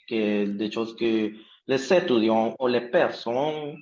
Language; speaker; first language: French; non-native, learner; Spanish